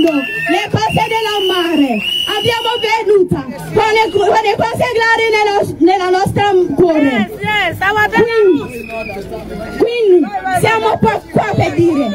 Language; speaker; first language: Italian; non-native, learner; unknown